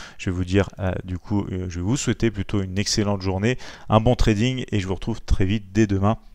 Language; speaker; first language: French; native; French